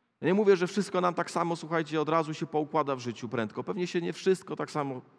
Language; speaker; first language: Polish; native; Polish